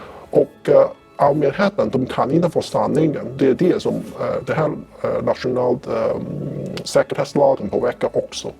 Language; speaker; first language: Swedish; non-native, fluent; Cantonese